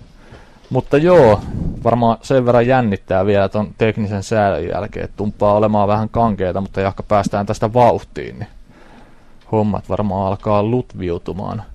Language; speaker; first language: Finnish; native; Finnish